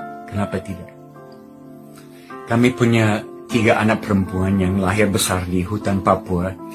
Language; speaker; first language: Indonesian; non-native, fluent; English